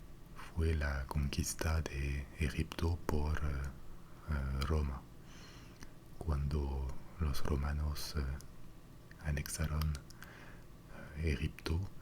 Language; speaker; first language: Spanish; non-native, fluent; French